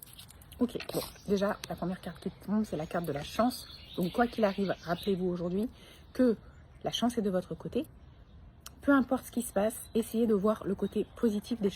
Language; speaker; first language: French; native; French